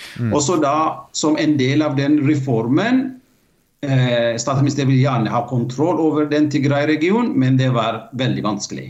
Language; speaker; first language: Norwegian; non-native, fluent; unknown